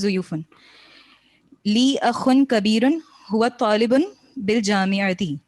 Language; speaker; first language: Arabic; non-native, learner; Urdu